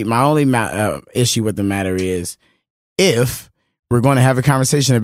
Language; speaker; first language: English; native; English